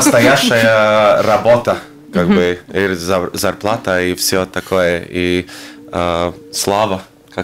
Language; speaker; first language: Russian; non-native, local second language; Latvian